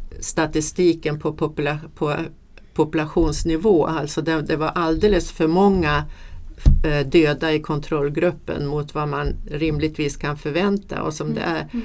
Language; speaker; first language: Swedish; native; Swedish